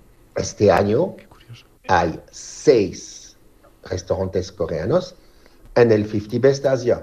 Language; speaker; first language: Spanish; non-native, fluent; French